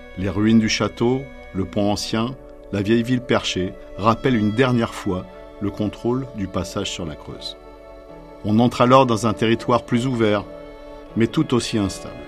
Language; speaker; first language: French; native; French